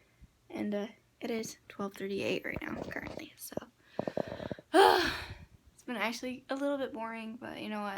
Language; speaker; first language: English; native; English